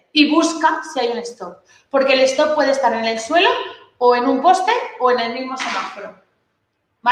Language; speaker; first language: Spanish; native; Spanish